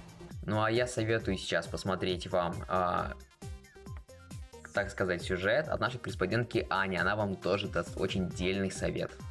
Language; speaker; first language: Russian; native; Russian